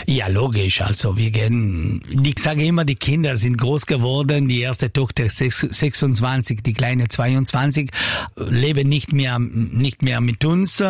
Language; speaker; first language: German; non-native, learner; Italian